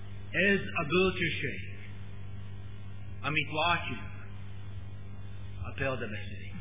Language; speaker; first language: Hungarian; non-native, learner; English